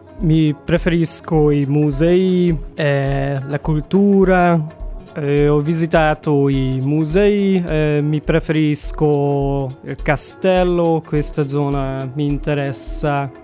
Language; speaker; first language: Italian; non-native, learner; Hungarian